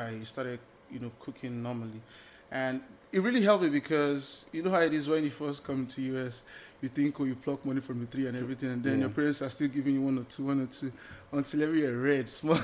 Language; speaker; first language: English; non-native, local second language; Igbo